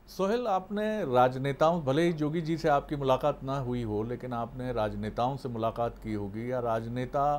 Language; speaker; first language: Hindi; native; Hindi